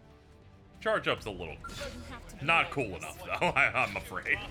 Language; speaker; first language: English; native; English